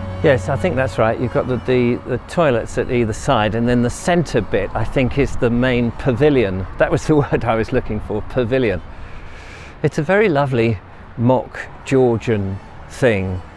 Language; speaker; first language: English; native; English